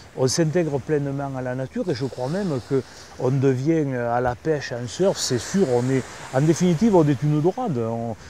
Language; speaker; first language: French; native; French